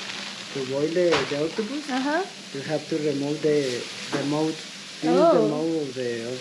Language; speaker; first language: English; non-native, learner; Spanish